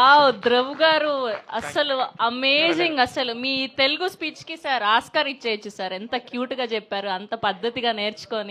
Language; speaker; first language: Telugu; native; Telugu